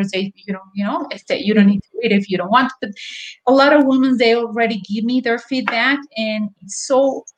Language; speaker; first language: English; non-native, fluent; Spanish